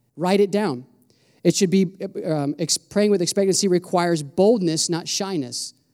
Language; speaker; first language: English; native; English